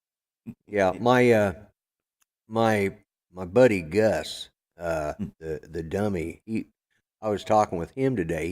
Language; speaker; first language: English; native; English